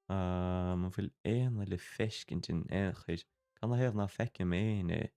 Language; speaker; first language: Irish; non-native, local second language; English